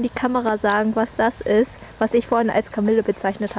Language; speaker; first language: German; early bilingual, other home language; Vietnamese